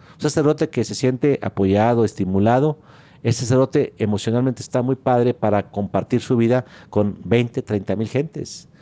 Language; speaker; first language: Spanish; native; Spanish